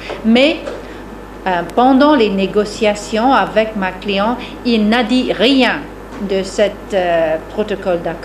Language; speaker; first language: French; non-native, fluent; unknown